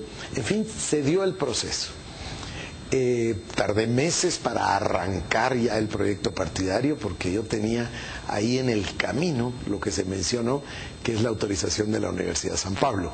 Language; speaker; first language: Spanish; native; Spanish